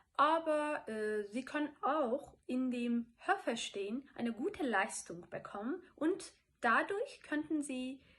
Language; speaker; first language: German; non-native, fluent; Turkish